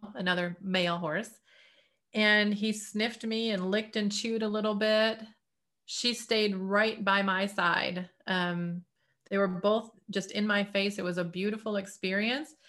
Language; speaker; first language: English; native; English